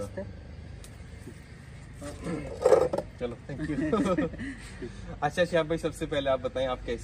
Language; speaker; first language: Hindi; native; Hindi